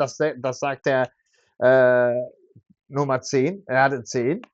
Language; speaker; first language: German; non-native, fluent; Turkish